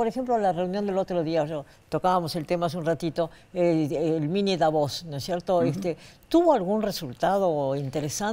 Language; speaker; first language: Spanish; native; Spanish